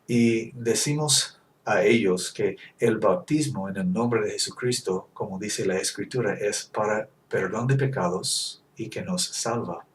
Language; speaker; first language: Spanish; non-native, fluent; English